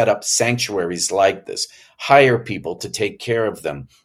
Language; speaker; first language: English; native; English